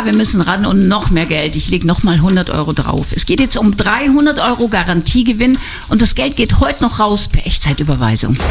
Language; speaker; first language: German; native; German